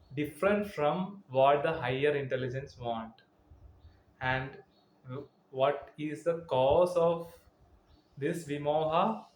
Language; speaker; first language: English; non-native, local second language; Malayalam